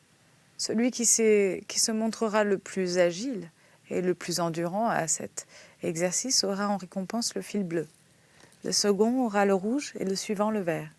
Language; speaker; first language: French; native; French